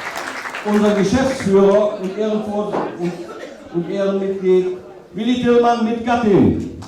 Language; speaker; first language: German; native; German